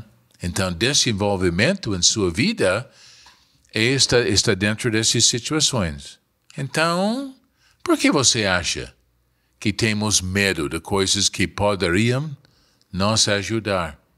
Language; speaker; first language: Portuguese; non-native, fluent; English